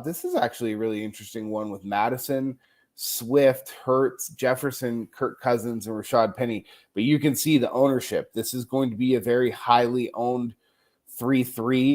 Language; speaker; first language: English; native; English